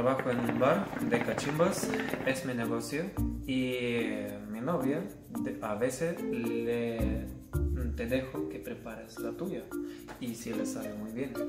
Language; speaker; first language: Spanish; non-native, fluent; Lithuanian